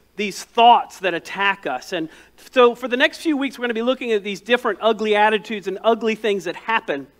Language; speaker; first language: English; native; English